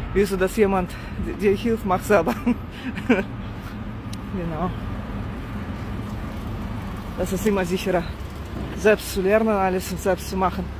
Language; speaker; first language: German; non-native, fluent; Russian